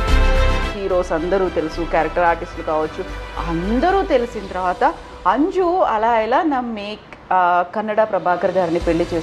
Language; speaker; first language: Telugu; native; Telugu